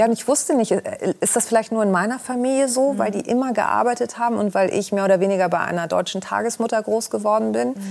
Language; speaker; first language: German; early bilingual, other home language; Greek